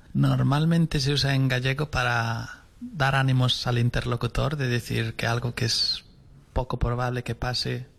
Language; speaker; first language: Spanish; non-native, local second language; Galician